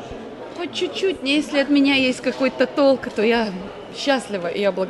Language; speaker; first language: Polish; non-native, learner; Russian